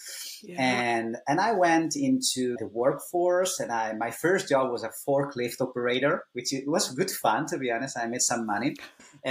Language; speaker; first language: English; non-native, fluent; Italian